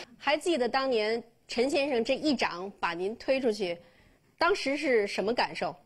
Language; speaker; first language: Chinese; native; Chinese